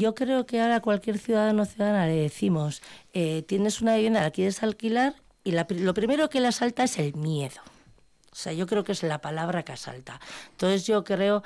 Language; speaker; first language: Spanish; native; Spanish